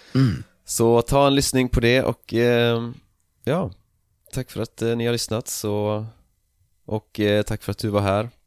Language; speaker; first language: Swedish; native; Swedish